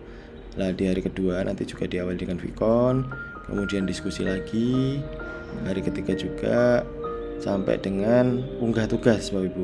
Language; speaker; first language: Indonesian; native; Indonesian